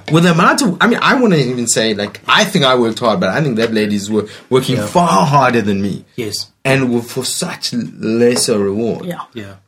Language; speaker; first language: English; native; English